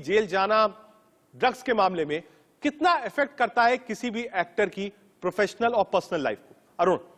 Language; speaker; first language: Hindi; native; Hindi